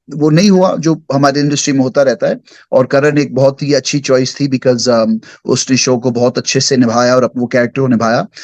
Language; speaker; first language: Hindi; early bilingual, heritage; Hindi